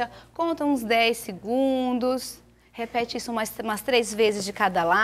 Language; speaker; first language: Portuguese; native; Portuguese